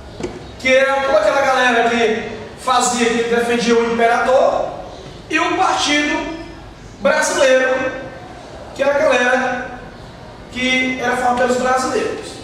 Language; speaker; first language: Portuguese; native; Portuguese